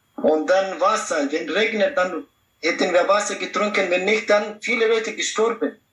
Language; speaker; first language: German; non-native, learner; Pashto